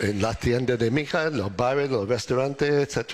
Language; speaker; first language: Spanish; non-native, learner; English